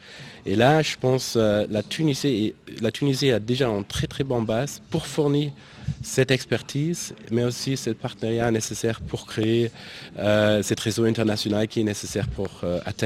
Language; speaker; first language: French; non-native, fluent; German